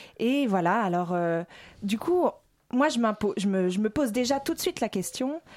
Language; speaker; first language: French; native; French